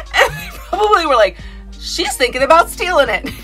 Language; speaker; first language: English; native; English